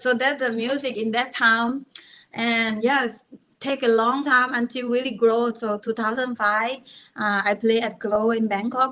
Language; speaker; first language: English; non-native, learner; Thai